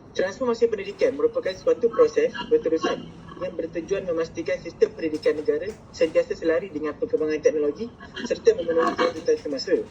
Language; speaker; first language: Malay; native; Malay